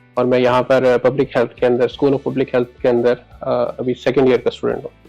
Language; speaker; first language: Urdu; non-native, local second language; Punjabi